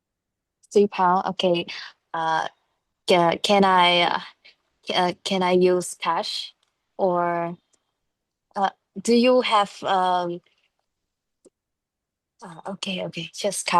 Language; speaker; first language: English; non-native, learner; Vietnamese